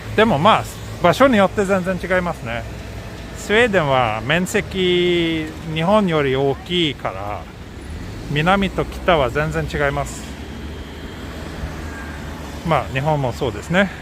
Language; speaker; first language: Japanese; non-native, fluent; Swedish